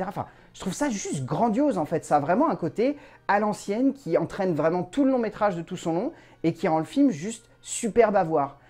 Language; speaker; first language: French; native; French